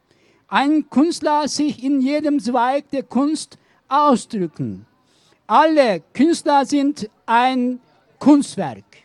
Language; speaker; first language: German; non-native, learner; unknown